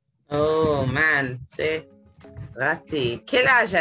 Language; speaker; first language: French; non-native, fluent; English